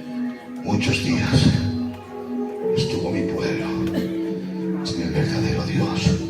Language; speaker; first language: Spanish; native; Spanish